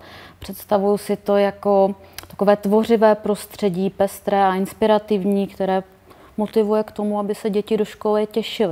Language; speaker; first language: Czech; native; Czech